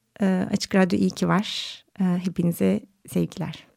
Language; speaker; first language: Turkish; native; Turkish